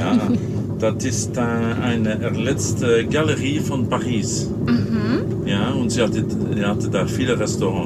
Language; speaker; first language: German; non-native, learner; French